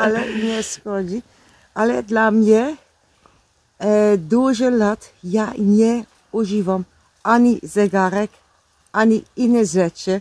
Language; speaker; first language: Polish; non-native, learner; Dutch